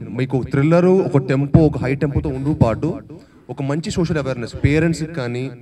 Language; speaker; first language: Telugu; native; Telugu